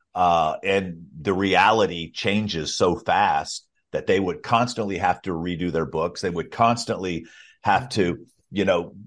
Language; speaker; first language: English; native; English